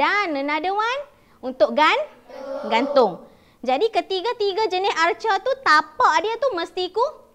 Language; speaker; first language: Malay; native; Malay